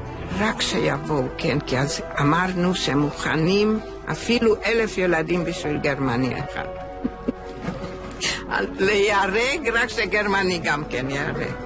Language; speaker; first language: Hebrew; non-native, fluent; Hungarian